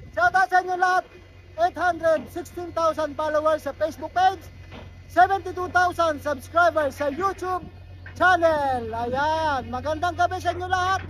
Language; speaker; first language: Filipino; native; Filipino